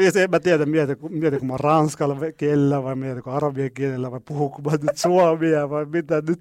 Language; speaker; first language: Finnish; non-native, learner; Arabic